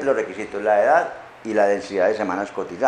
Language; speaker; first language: Spanish; native; Spanish